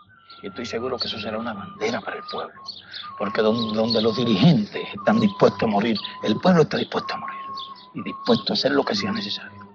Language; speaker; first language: Spanish; native; Spanish